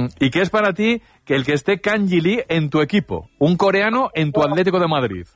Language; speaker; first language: Spanish; native; Spanish